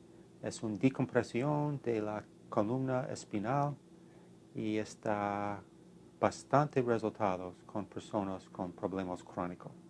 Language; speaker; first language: Spanish; non-native, learner; English